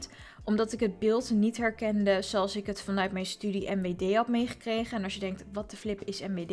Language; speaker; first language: Dutch; native; Dutch